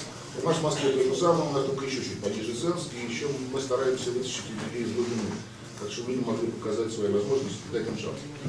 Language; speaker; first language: Russian; native; Russian